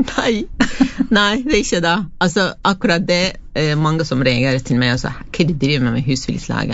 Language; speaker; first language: Norwegian; non-native, fluent; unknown